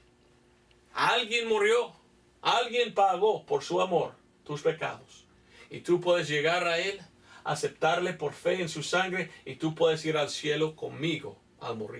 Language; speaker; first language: Spanish; non-native, fluent; English